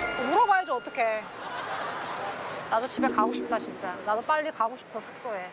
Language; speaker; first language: Korean; native; Korean